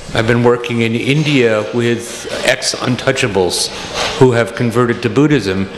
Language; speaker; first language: English; native; English